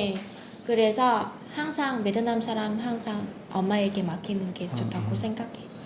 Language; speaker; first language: Korean; non-native, fluent; Vietnamese